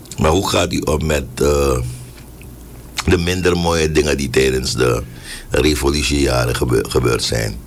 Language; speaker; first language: Dutch; native; Dutch